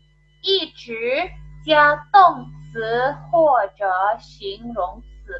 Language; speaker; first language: Chinese; non-native, fluent; Indonesian